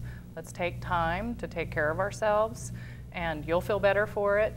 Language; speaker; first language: English; native; English